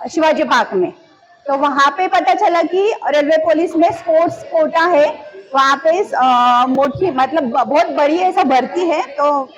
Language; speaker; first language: Hindi; non-native, local second language; Marathi